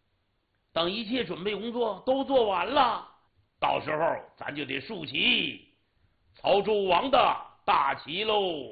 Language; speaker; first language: Chinese; native; Chinese